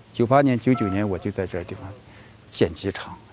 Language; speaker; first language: Chinese; native; Chinese